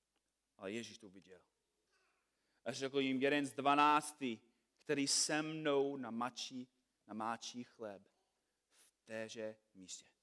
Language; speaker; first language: Czech; non-native, fluent; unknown